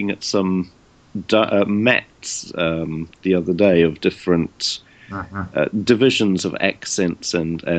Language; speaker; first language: English; native; English